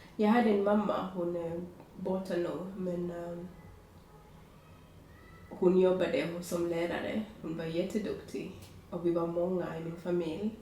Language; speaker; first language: Swedish; non-native, fluent; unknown